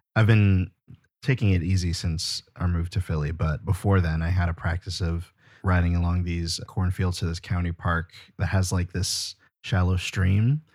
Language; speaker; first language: English; native; English